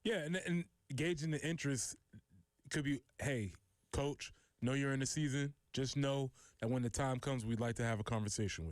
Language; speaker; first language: English; native; English